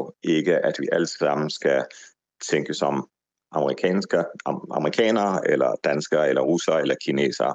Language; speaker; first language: Danish; non-native, fluent; Hebrew